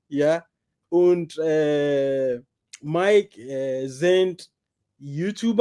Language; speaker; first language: German; non-native, learner; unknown